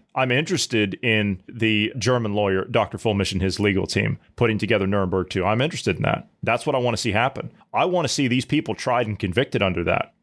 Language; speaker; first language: English; native; English